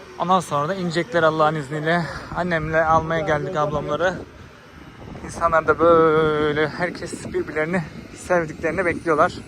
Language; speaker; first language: Turkish; native; Turkish